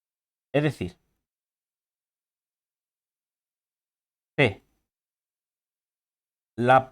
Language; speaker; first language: Spanish; native; Spanish